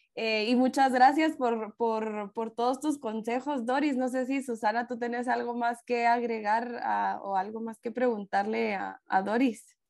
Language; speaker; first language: Spanish; native; Spanish